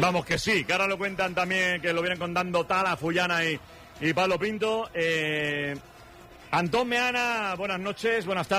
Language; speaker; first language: Spanish; native; Spanish